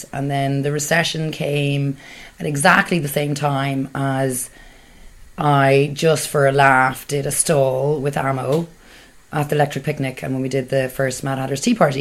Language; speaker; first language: English; native; English